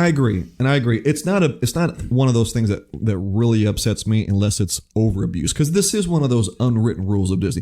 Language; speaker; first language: English; native; English